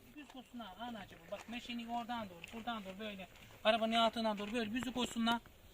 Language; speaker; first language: Turkish; native; Turkish